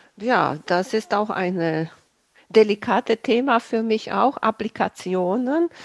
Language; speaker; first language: German; non-native, fluent; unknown